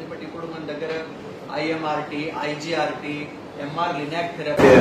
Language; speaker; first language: Telugu; non-native, fluent; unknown